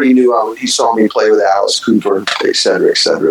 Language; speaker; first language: English; native; English